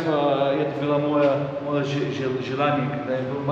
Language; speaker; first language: Russian; non-native, learner; Bulgarian